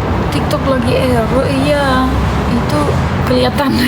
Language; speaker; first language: Indonesian; non-native, learner; Turkish